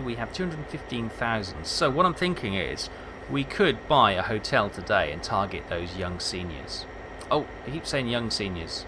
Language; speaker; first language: English; native; English